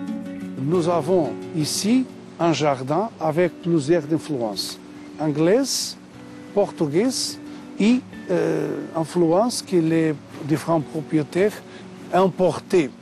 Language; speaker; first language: French; non-native, learner; Portuguese